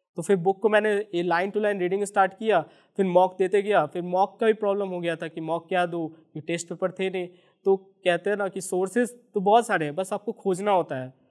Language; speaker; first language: Hindi; native; Hindi